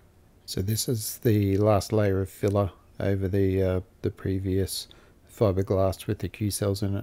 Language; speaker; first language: English; native; English